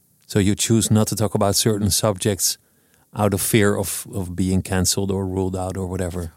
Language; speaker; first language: English; non-native, fluent; Dutch